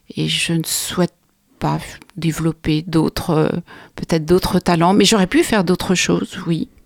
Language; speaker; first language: French; native; French